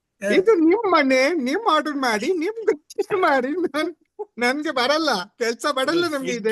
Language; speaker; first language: Kannada; non-native, learner; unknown